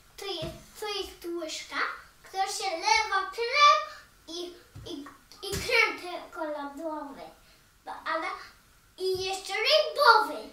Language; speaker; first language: Polish; early bilingual, heritage; English